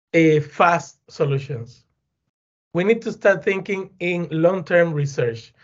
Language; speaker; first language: English; non-native, fluent; Spanish